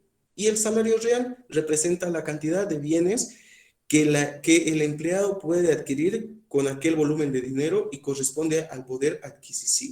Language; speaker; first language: Spanish; native; Spanish